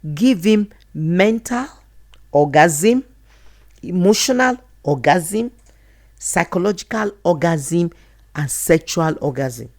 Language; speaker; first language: English; non-native, local second language; Yoruba